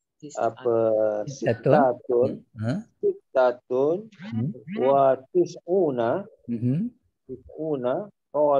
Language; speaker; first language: Arabic; non-native, learner; Malay